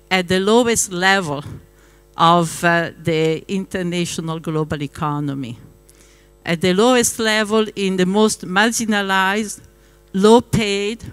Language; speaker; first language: English; non-native, fluent; Italian